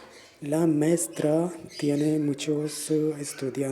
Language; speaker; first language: Spanish; non-native, learner; Urdu